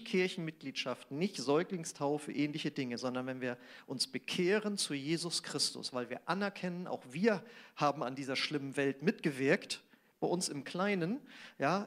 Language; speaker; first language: German; native; German